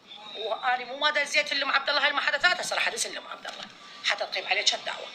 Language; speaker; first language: Arabic; native; Arabic